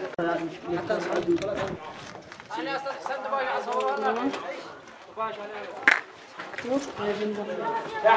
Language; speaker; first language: Arabic; native; Arabic